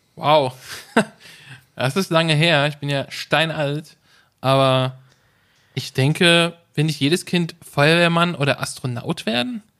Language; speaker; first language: German; native; German